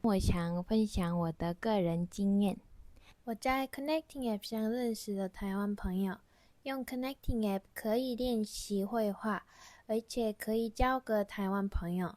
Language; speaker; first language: Chinese; non-native, learner; Korean